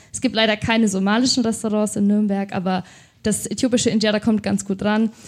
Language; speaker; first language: German; native; German